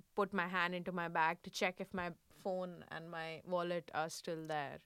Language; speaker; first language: English; non-native, local second language; Hindi